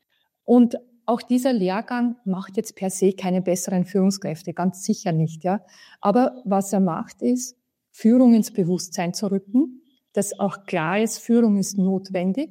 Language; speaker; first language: German; native; German